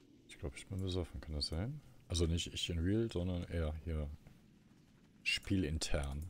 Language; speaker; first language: German; native; German